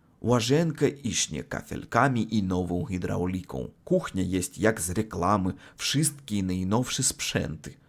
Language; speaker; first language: Polish; non-native, learner; Russian